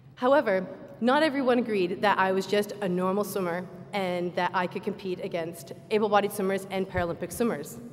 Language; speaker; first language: English; native; English